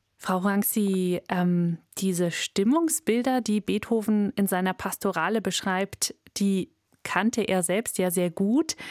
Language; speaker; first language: German; native; German